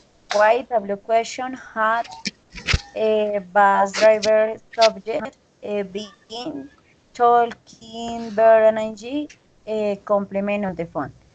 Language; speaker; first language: English; non-native, learner; Spanish